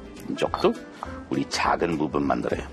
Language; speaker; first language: Korean; non-native, fluent; English